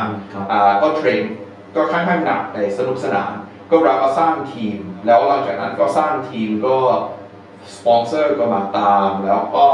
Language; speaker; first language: Thai; non-native, fluent; English